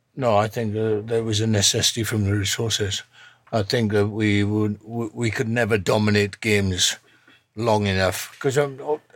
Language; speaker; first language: English; native; English